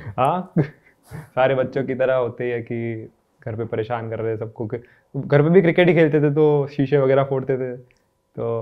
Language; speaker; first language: Hindi; non-native, local second language; Gujarati